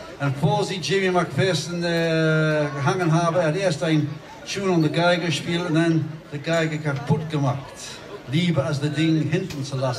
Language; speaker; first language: German; non-native, learner; English